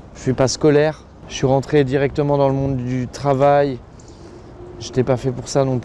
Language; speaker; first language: French; native; French